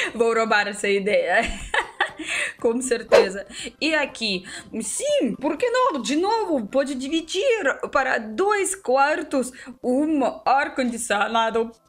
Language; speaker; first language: Portuguese; non-native, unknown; Russian